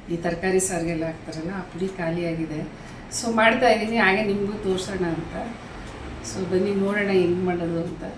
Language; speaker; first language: Kannada; native; Kannada